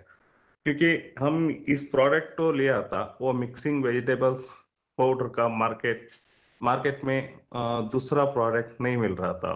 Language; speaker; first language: Hindi; non-native, local second language; Kannada